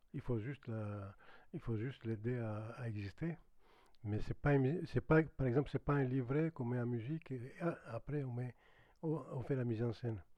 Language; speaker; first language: French; non-native, fluent; Greek